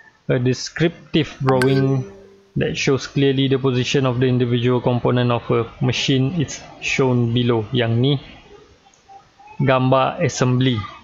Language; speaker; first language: English; non-native, local second language; Malay